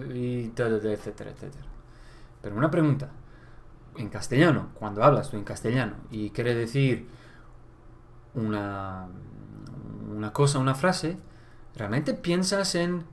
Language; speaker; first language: Spanish; non-native, fluent; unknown